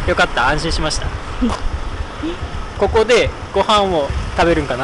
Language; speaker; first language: Japanese; native; Japanese